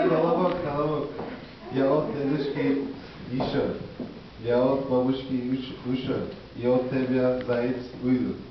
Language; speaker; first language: Russian; non-native, learner; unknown